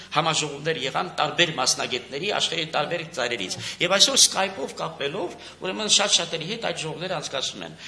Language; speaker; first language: Armenian; native; Armenian